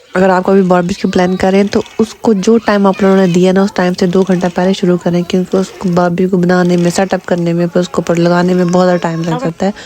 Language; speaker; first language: Urdu; native; Urdu